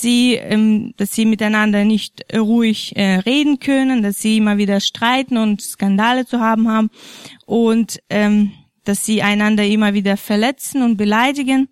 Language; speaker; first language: German; non-native, fluent; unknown